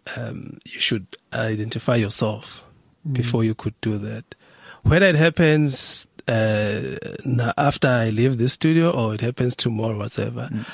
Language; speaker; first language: English; non-native, local second language; Zulu